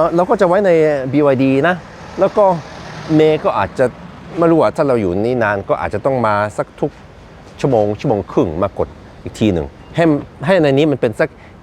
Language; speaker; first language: Thai; non-native, fluent; Norwegian